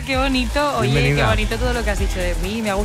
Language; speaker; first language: Spanish; native; Spanish